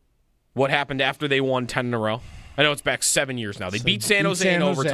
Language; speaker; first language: English; native; English